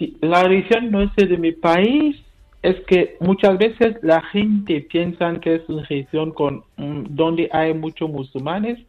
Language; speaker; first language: Spanish; non-native, fluent; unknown